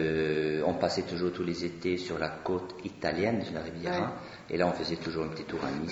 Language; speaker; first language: French; non-native, fluent; Swedish